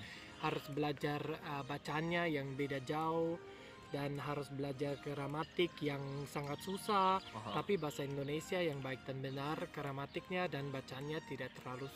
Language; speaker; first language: Indonesian; non-native, fluent; German